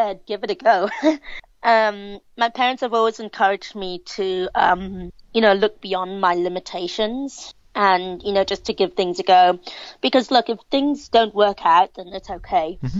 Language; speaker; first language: English; native; English